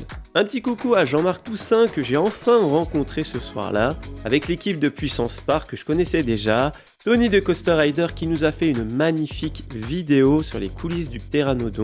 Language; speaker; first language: French; native; French